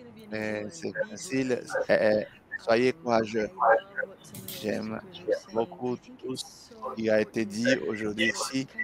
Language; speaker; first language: French; non-native, learner; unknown